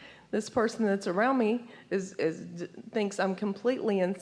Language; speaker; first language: English; native; English